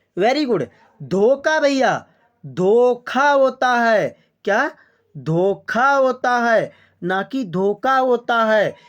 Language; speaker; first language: Hindi; native; Hindi